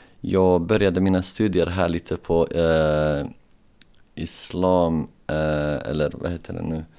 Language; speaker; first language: Swedish; non-native, local second language; Bosnian